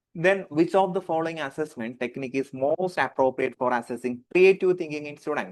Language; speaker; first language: English; non-native, local second language; Malayalam